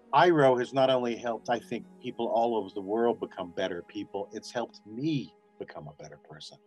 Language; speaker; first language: English; native; English